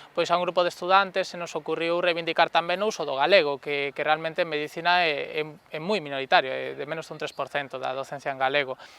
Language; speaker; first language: Galician; non-native, local second language; Spanish